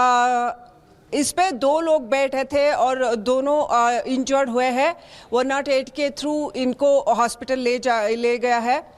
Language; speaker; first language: Hindi; non-native, local second language; Kannada